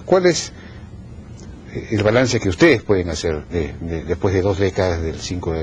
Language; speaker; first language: Spanish; native; Spanish